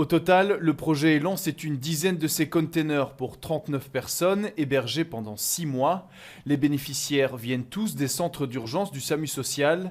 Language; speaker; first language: French; native; French